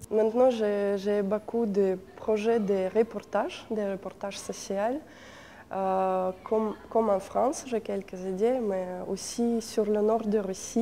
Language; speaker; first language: French; non-native, fluent; Russian